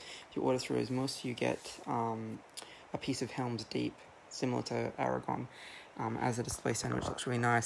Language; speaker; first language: English; native; English